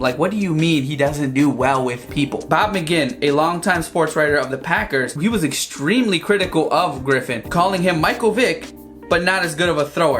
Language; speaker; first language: English; native; English